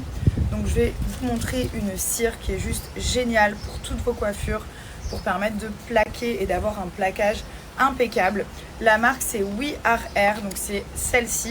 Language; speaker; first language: French; native; French